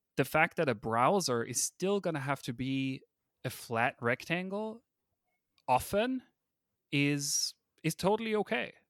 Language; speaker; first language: English; non-native, fluent; German